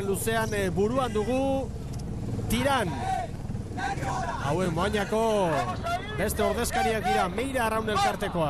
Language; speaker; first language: Basque; native; Basque